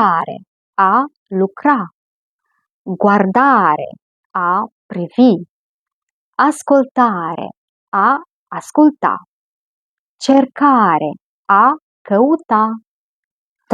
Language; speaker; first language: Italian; non-native, fluent; Romanian